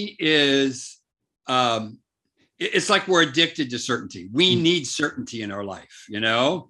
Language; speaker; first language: English; native; English